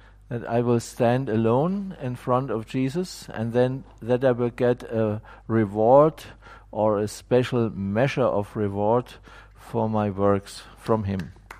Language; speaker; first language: English; non-native, fluent; German